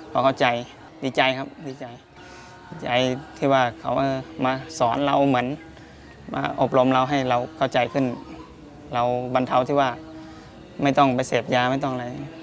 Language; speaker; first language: Thai; native; Thai